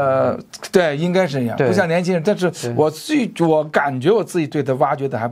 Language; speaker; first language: Chinese; native; Chinese